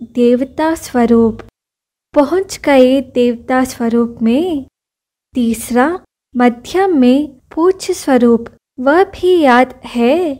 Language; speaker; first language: Hindi; non-native, local second language; Kannada